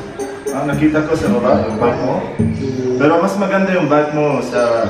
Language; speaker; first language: Filipino; non-native, learner; Arabic